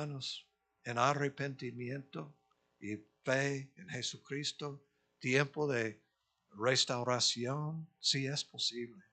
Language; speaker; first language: Spanish; non-native, fluent; English